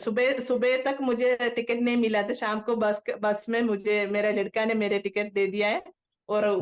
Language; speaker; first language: Hindi; non-native, local second language; Malayalam